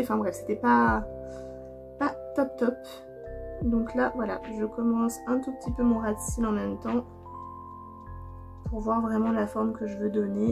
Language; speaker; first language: French; native; French